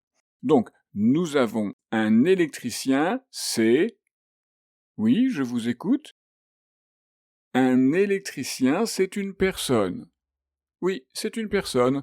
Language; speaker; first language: French; native; French